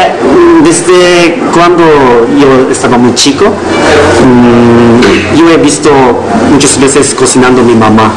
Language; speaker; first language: Spanish; non-native, learner; Japanese